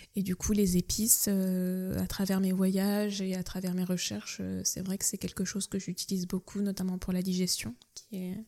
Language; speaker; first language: French; native; French